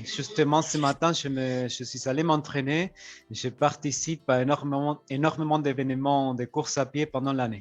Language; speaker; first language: French; non-native, fluent; Spanish